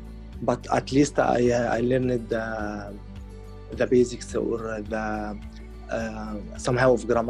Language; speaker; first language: English; non-native, learner; Arabic